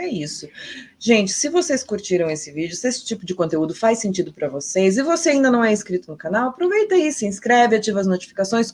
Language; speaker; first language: Portuguese; native; Portuguese